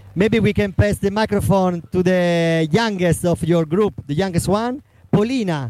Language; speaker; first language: English; non-native, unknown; Italian